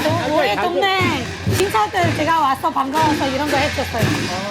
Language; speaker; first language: Korean; non-native, learner; Chinese